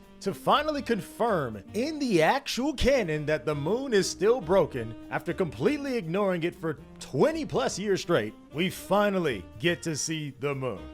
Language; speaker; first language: English; native; English